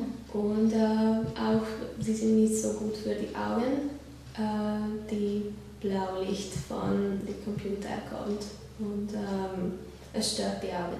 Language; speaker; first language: German; non-native, learner; Hungarian